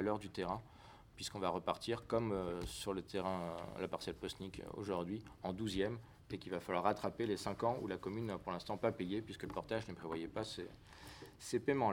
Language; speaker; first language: French; native; French